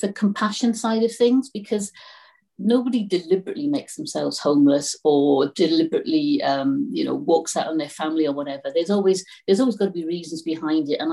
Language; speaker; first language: English; native; English